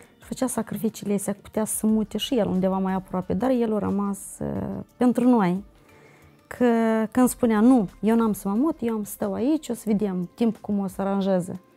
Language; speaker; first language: Romanian; native; Romanian